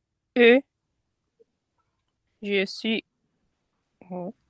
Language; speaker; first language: French; non-native, learner; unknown